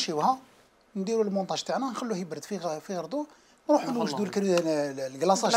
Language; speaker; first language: Arabic; native; Arabic